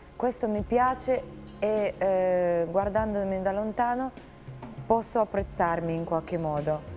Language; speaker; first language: Italian; non-native, fluent; Russian